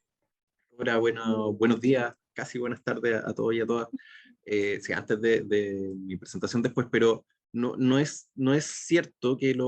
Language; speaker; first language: Spanish; native; Spanish